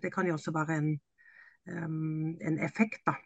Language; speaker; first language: Norwegian; non-native, fluent; German